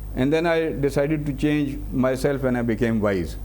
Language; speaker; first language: English; non-native, local second language; Urdu